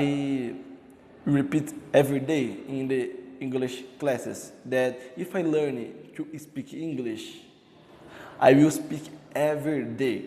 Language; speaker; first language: English; non-native, learner; Portuguese